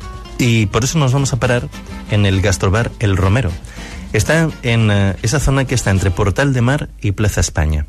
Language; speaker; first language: Spanish; native; Spanish